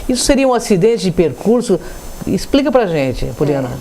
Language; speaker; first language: Portuguese; native; Portuguese